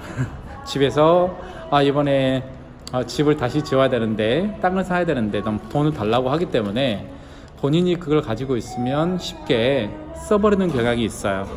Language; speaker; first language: Korean; native; Korean